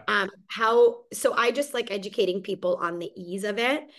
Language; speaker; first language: English; early bilingual, other home language; Hungarian